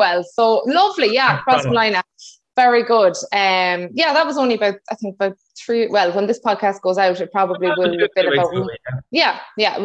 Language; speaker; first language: English; native; English